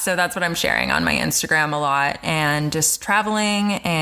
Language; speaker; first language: English; native; English